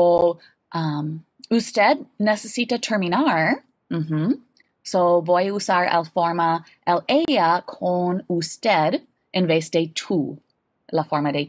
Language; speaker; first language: Spanish; non-native, learner; English